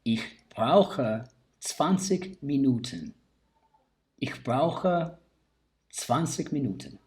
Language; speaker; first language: German; early bilingual, heritage; English